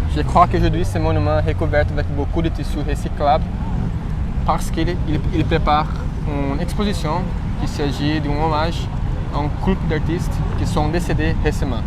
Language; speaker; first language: French; non-native, learner; Portuguese